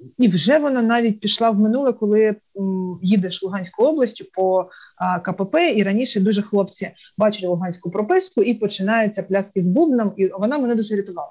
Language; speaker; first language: Ukrainian; non-native, local second language; Russian